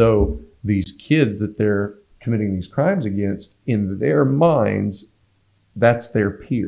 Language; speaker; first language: English; native; English